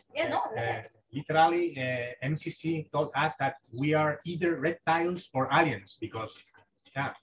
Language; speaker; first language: English; non-native, fluent; Spanish